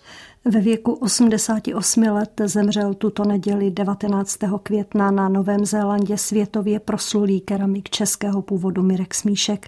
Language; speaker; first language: Czech; native; Czech